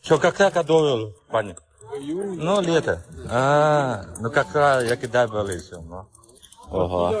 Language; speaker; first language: Russian; non-native, learner; Chinese